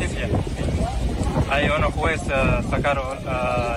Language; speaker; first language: Spanish; non-native, learner; Arabic